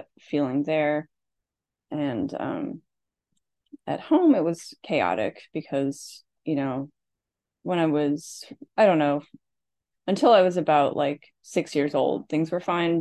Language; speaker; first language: English; native; English